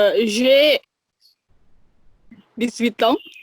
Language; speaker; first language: French; non-native, learner; Indonesian